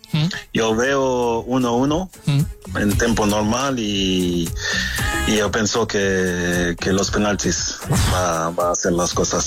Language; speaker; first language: Spanish; non-native, fluent; French